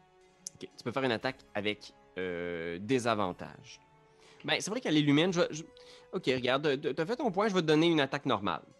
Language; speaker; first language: French; native; French